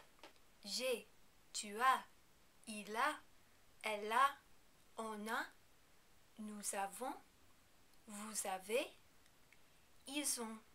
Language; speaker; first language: French; non-native, fluent; English